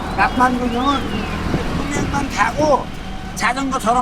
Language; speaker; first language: Korean; non-native, fluent; Nepali